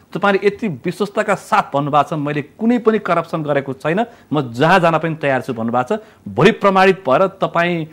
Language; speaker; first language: Nepali; native; Nepali